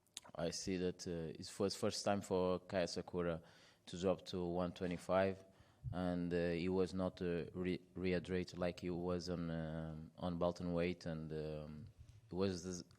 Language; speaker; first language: English; non-native, fluent; Portuguese